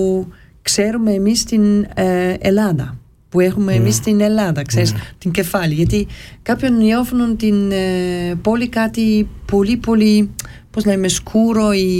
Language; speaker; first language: Greek; early bilingual, heritage; Greek